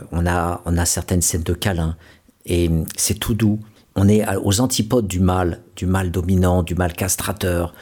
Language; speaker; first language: French; native; French